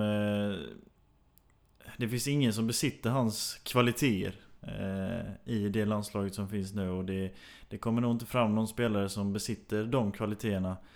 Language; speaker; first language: Swedish; native; Swedish